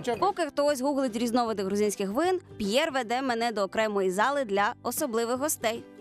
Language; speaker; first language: Ukrainian; native; Ukrainian